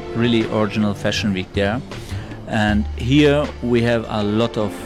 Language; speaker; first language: English; non-native, fluent; Turkish